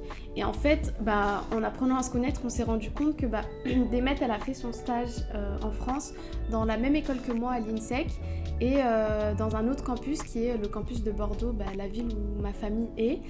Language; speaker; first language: French; native; French